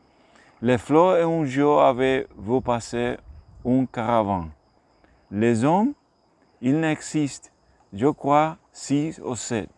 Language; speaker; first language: French; non-native, learner; English